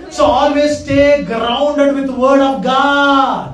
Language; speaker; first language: English; non-native, local second language; Tamil